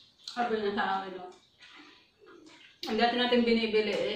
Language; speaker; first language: Chinese; non-native, learner; Filipino